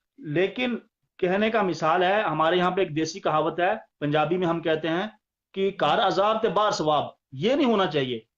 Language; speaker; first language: Urdu; non-native, local second language; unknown